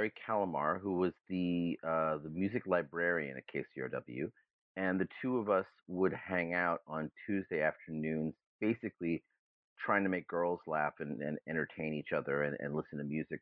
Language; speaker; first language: English; early bilingual, other home language; German